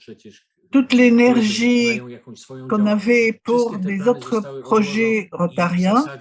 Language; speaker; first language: French; non-native, fluent; Polish